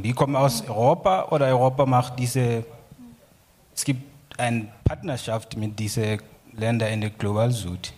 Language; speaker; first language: German; non-native, learner; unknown